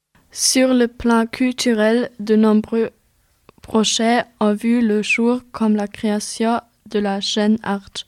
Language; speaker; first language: French; native; French